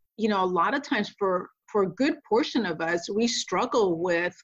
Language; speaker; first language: English; native; English